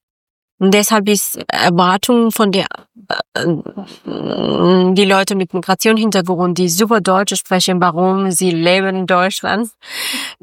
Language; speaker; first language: German; non-native, learner; Persian